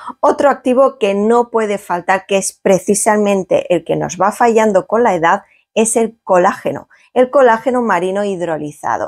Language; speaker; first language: Spanish; native; Spanish